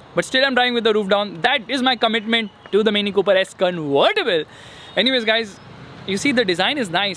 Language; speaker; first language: English; non-native, local second language; Hindi